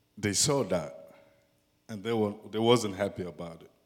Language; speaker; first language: English; non-native, fluent; Dyula